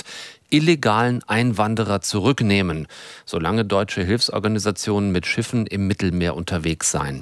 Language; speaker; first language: German; native; German